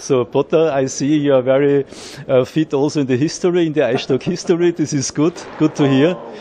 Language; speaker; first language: English; non-native, fluent; German